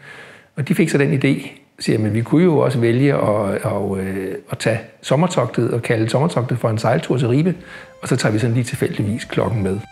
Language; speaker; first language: Danish; native; Danish